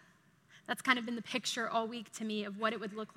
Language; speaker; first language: English; native; English